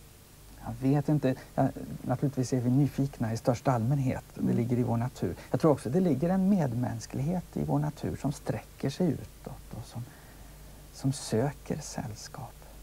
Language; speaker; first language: Swedish; native; Swedish